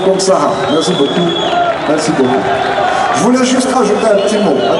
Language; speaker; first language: French; non-native, local second language; Kabyle